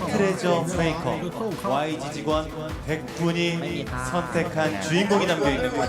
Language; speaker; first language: Korean; native; Korean